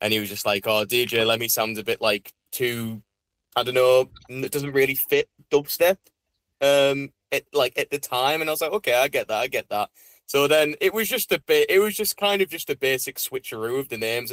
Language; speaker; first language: English; native; English